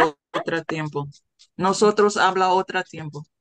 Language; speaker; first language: Spanish; non-native, learner; English